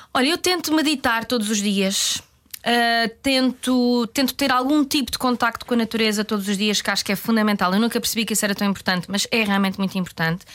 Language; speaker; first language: Portuguese; native; Portuguese